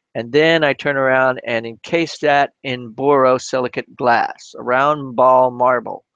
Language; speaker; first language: English; native; English